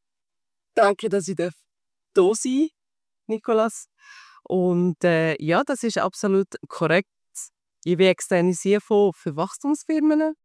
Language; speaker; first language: German; native; German